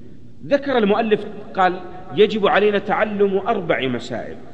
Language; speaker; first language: Arabic; native; Arabic